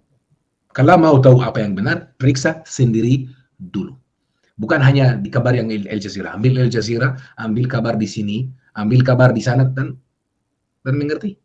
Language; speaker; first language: Indonesian; non-native, fluent; Hebrew